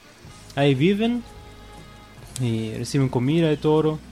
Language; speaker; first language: Spanish; non-native, fluent; German